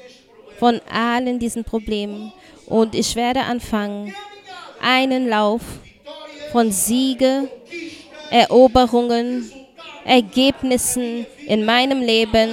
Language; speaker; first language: German; non-native, fluent; Portuguese